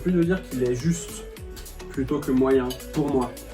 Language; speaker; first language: French; native; French